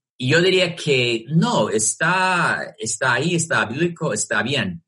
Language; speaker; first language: Spanish; non-native, fluent; English